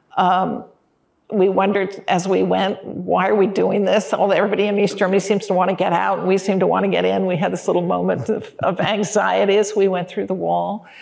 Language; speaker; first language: English; native; English